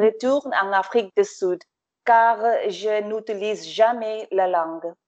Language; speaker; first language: French; non-native, fluent; English